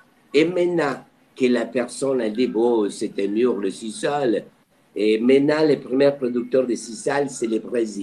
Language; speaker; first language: French; non-native, fluent; Spanish